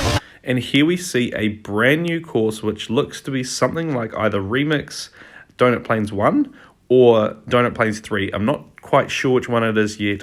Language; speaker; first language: English; native; English